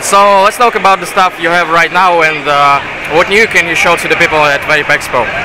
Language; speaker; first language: English; non-native, fluent; Russian